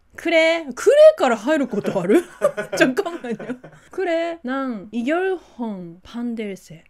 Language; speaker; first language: Korean; non-native, learner; Japanese